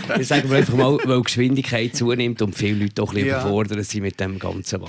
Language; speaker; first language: German; native; German